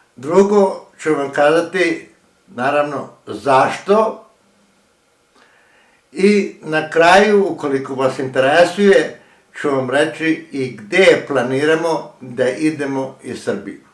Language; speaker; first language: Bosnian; early bilingual, heritage; Croatian